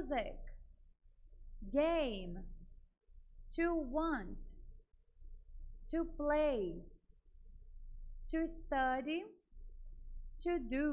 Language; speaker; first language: English; non-native, fluent; Portuguese